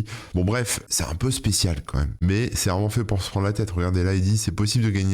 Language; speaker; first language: French; native; French